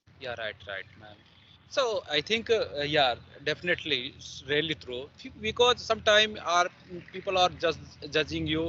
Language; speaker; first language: English; non-native, learner; Hindi